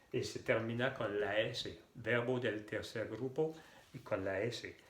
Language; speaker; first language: Spanish; non-native, fluent; French